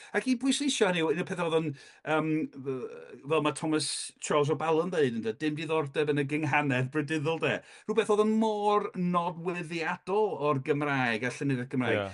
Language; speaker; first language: Welsh; non-native, fluent; English